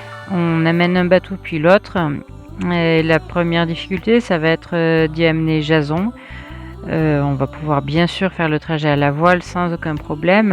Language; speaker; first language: French; native; French